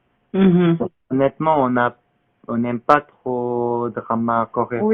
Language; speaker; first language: French; non-native, learner; Korean